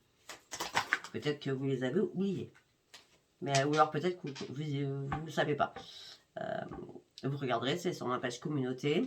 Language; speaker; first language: French; native; French